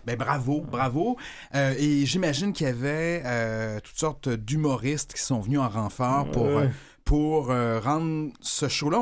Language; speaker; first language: French; native; French